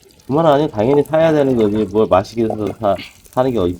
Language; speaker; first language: Korean; native; Korean